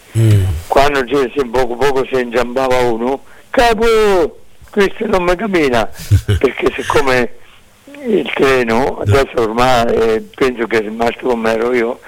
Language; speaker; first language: Italian; native; Italian